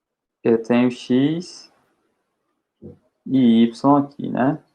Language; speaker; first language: Portuguese; native; Portuguese